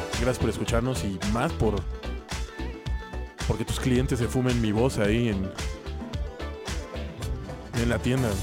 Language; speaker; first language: Spanish; native; Spanish